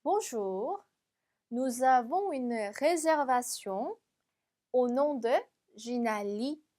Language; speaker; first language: French; non-native, fluent; Korean